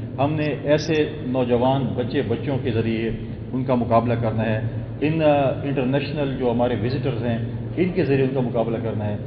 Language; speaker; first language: Urdu; non-native, local second language; Saraiki